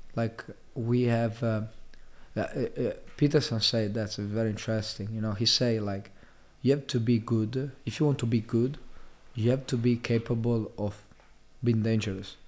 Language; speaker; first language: English; non-native, fluent; Italian